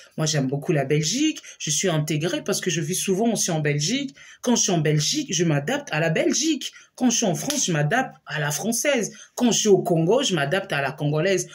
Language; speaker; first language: French; non-native, local second language; Lingala